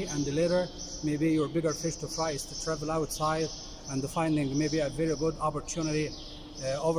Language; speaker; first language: English; non-native, fluent; Arabic